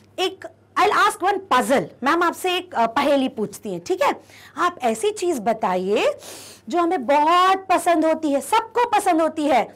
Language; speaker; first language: Hindi; native; Hindi